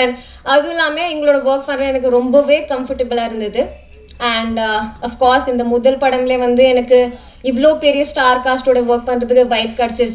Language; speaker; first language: Tamil; non-native, fluent; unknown